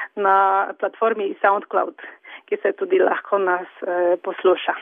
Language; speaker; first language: Slovenian; non-native, fluent; Polish